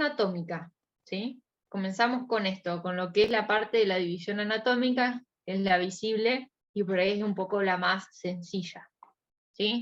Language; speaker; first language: Spanish; native; Spanish